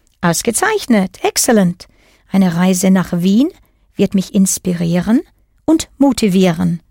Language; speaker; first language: German; non-native, fluent; English